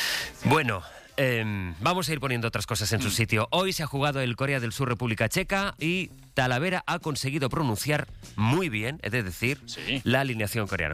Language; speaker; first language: Spanish; native; Spanish